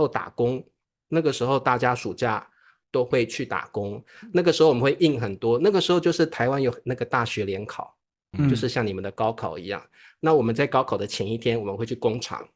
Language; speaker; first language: Chinese; native; Chinese